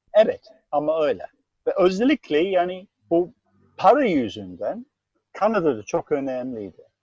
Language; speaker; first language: Turkish; non-native, fluent; English